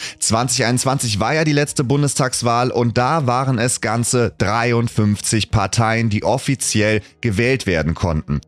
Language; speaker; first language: German; native; German